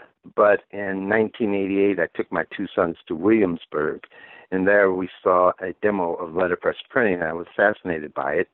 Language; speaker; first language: English; native; English